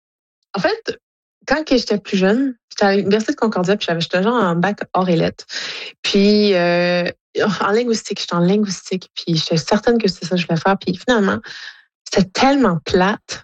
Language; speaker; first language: French; native; French